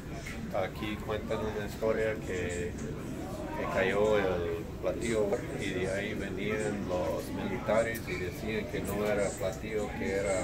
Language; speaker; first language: Spanish; non-native, learner; English